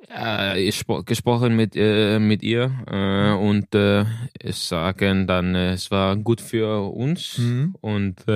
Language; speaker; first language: German; non-native, learner; Danish